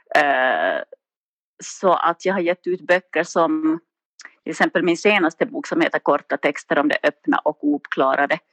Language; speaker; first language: Swedish; native; Swedish